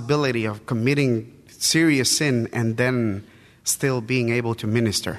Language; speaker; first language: English; non-native, fluent; Spanish